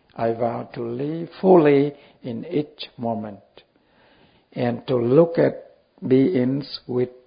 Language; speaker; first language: English; non-native, learner; Vietnamese